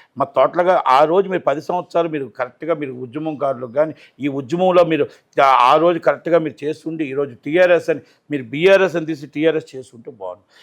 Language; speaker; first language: Telugu; native; Telugu